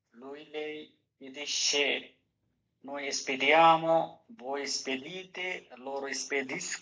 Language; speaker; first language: Italian; non-native, learner; Bangla